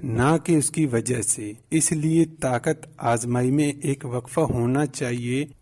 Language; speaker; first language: Urdu; non-native, local second language; Baluchi